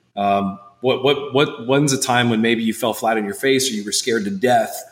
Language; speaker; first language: English; native; English